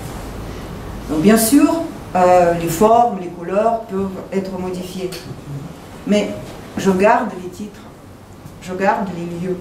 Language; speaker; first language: French; non-native, fluent; Ukrainian